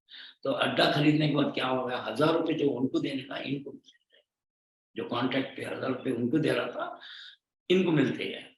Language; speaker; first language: Hindi; non-native, local second language; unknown